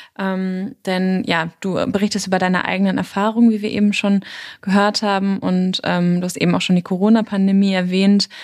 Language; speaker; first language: German; native; German